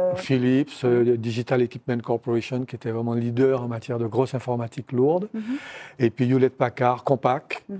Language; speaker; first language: French; native; French